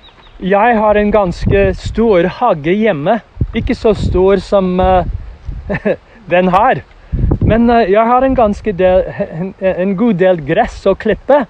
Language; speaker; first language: Norwegian; non-native, fluent; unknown